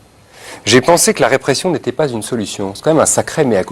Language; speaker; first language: French; native; French